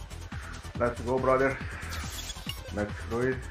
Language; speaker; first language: English; non-native, learner; Portuguese